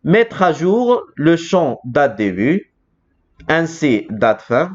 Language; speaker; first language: French; non-native, local second language; Arabic